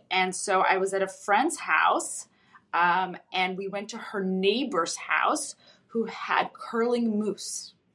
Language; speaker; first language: English; early bilingual, other home language; Russian